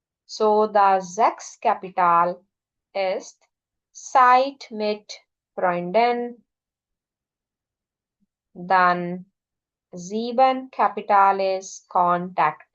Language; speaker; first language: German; non-native, learner; Urdu